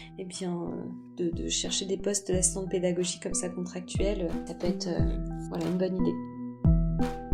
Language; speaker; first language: French; native; French